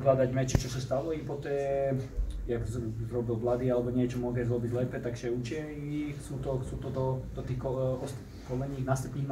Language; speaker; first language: Polish; non-native, learner; Slovak